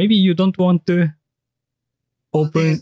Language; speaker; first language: English; non-native, learner; Japanese